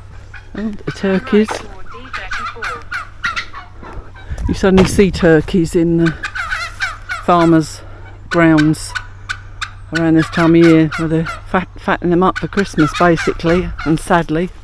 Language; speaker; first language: English; native; English